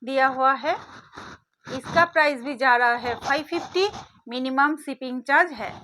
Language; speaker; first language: Hindi; non-native, local second language; Bangla